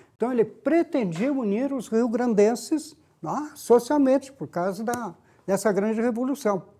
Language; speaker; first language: Portuguese; native; Portuguese